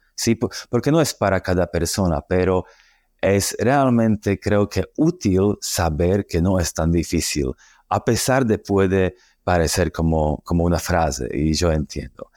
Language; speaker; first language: Spanish; non-native, fluent; Slovak